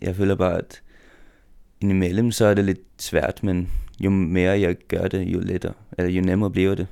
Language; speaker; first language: Danish; non-native, local second language; Faroese